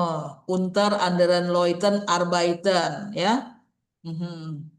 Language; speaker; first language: German; non-native, fluent; Indonesian